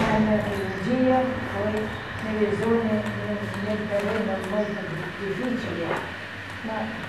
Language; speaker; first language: Italian; non-native, learner; Albanian